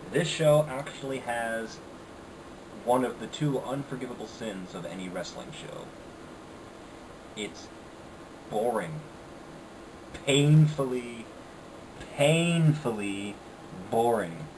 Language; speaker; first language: English; native; English